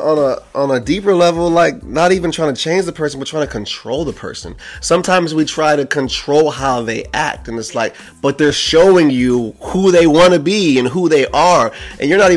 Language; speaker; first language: English; native; English